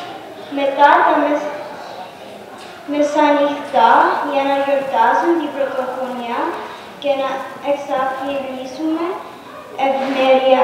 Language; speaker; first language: Greek; early bilingual, heritage; Greek